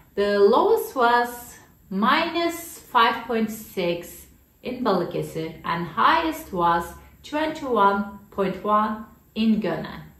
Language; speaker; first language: English; non-native, fluent; Turkish